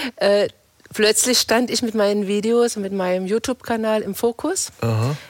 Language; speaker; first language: German; native; German